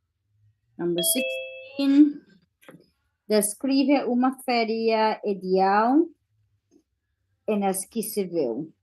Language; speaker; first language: Portuguese; non-native, fluent; English